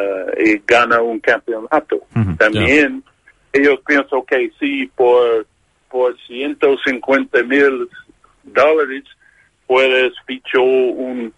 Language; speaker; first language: Spanish; non-native, learner; English